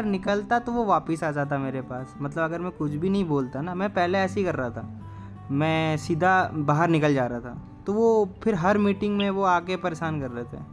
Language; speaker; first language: Hindi; native; Hindi